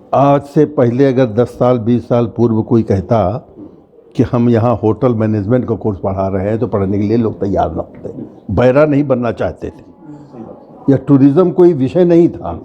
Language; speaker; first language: Hindi; native; Hindi